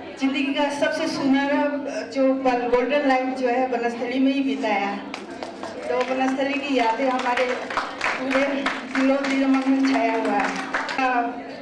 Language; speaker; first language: Hindi; non-native, local second language; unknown